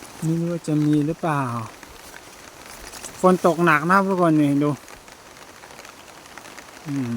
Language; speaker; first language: Thai; non-native, local second language; Shan